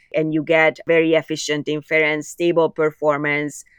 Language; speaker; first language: English; non-native, fluent; Hungarian